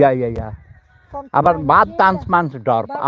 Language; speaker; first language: German; non-native, learner; Bangla